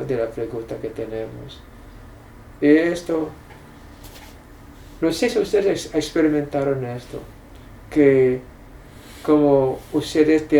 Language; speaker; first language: Spanish; non-native, fluent; English